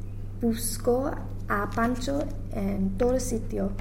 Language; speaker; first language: Spanish; non-native, learner; English